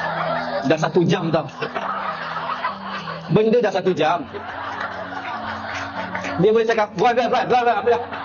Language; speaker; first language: Malay; native; Malay